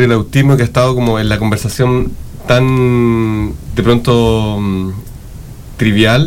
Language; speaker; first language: Spanish; native; Spanish